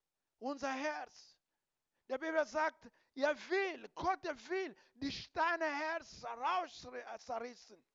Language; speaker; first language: German; non-native, learner; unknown